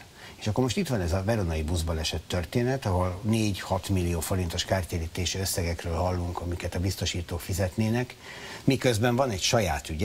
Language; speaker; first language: Hungarian; native; Hungarian